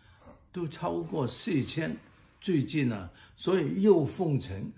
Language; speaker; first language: Chinese; non-native, local second language; Cantonese